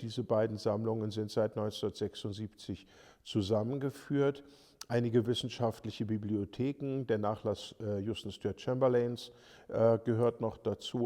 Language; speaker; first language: German; native; German